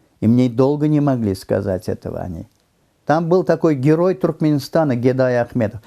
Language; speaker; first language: Russian; non-native, local second language; Turkmen